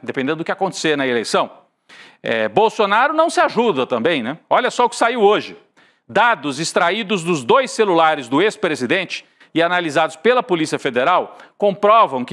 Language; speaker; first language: Portuguese; native; Portuguese